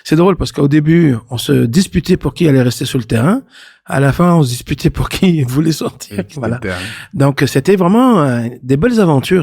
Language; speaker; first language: French; non-native, local second language; Arabic